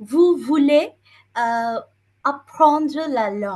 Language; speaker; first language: French; non-native, fluent; Bangla